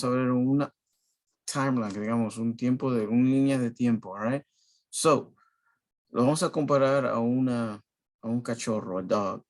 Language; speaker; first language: Spanish; early bilingual, heritage; Spanish